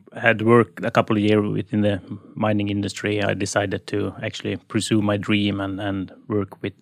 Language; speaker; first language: English; non-native, fluent; Swedish